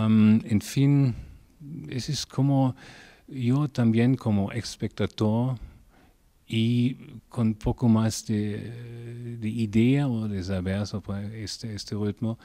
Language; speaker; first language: Spanish; non-native, learner; German